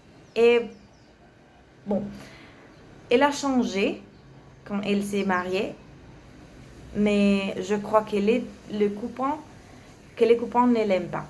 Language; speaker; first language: French; non-native, learner; Spanish